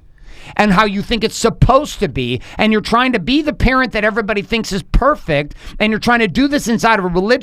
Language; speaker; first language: English; native; English